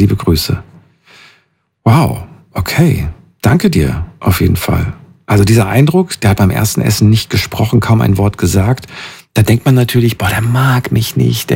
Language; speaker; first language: German; native; German